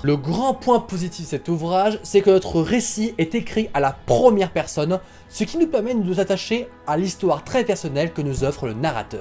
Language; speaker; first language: French; native; French